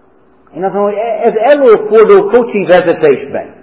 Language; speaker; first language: Hungarian; non-native, fluent; English